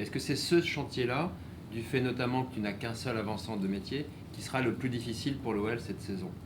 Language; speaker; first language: French; native; French